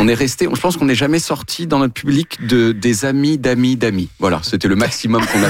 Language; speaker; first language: French; native; French